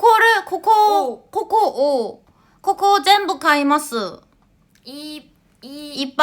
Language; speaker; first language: Japanese; non-native, learner; Korean